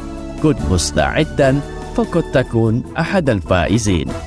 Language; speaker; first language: Arabic; non-native, fluent; Indonesian